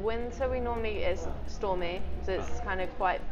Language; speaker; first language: English; native; English